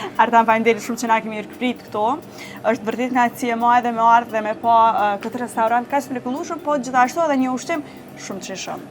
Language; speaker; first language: Albanian; native; Albanian